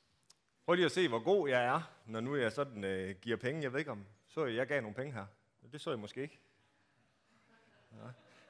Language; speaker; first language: Danish; native; Danish